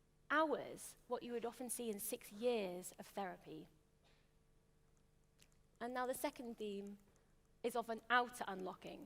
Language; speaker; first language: English; native; English